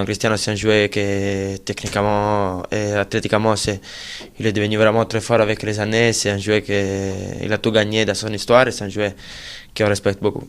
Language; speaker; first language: French; non-native, fluent; Italian